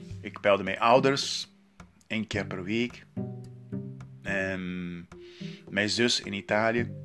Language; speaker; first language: Dutch; non-native, learner; Portuguese